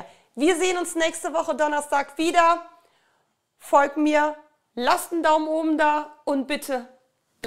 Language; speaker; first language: German; native; German